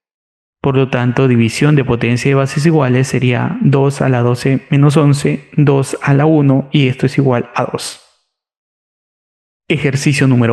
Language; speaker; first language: Spanish; native; Spanish